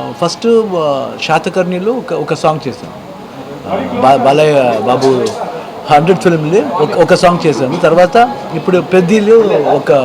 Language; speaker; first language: Telugu; non-native, learner; Kannada